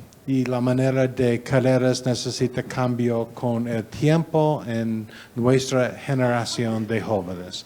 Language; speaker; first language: Spanish; non-native, learner; English